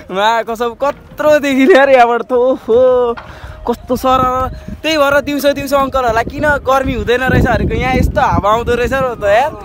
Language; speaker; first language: Nepali; native; Nepali